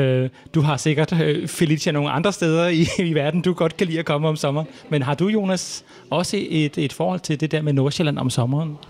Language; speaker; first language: Danish; native; Danish